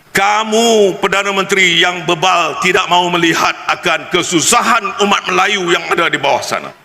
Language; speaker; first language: Malay; native; Malay